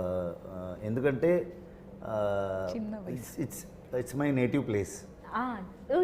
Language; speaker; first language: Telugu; non-native, learner; Kannada